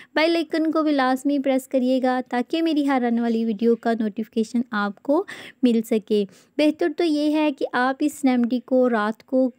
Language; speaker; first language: Urdu; native; Urdu